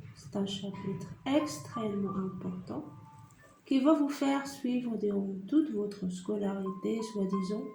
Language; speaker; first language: French; non-native, local second language; Arabic